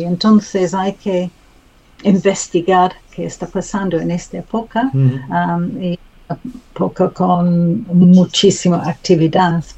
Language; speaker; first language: Spanish; non-native, learner; English